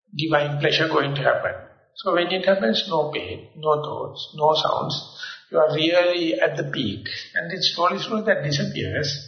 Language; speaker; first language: English; non-native, local second language; Sinhala